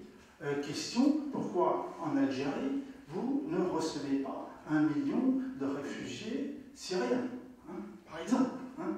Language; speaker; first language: French; native; French